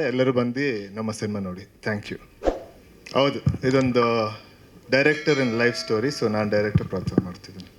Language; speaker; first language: Kannada; native; Kannada